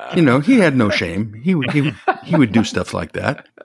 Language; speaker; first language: English; native; English